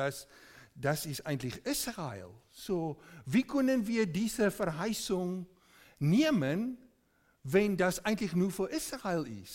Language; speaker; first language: German; non-native, fluent; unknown